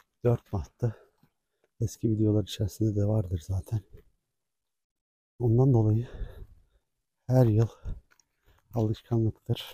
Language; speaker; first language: Turkish; native; Turkish